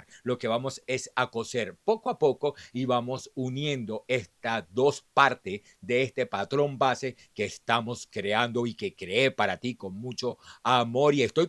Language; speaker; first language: Spanish; native; Spanish